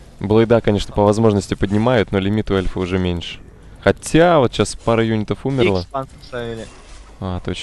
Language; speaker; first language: Russian; native; Russian